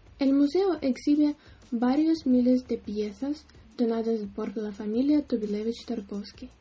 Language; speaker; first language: Spanish; non-native, fluent; Ukrainian